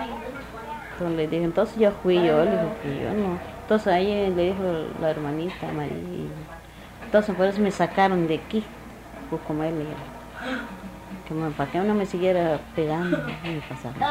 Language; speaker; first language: Spanish; non-native, local second language; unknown